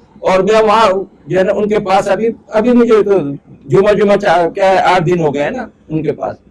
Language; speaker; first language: Urdu; non-native, local second language; Pashto